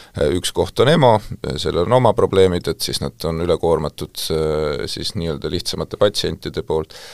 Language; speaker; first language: Estonian; non-native, local second language; Russian